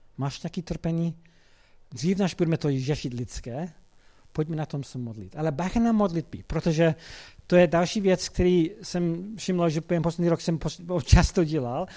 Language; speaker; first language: Czech; non-native, fluent; English